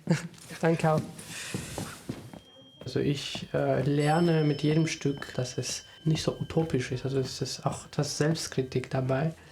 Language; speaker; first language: German; non-native, fluent; Armenian